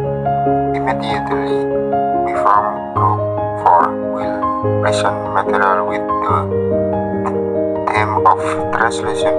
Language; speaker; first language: English; non-native, learner; Indonesian